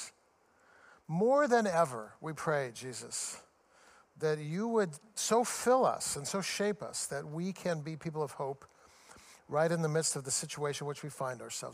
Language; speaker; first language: English; native; English